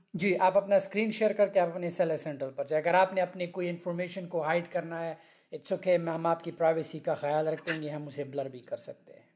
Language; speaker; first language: Urdu; non-native, local second language; Pashto